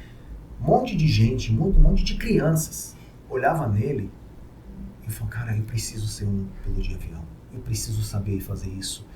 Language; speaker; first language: Portuguese; non-native, fluent; Hebrew